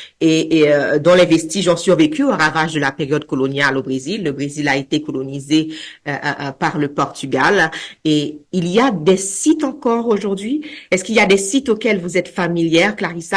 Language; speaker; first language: French; native; French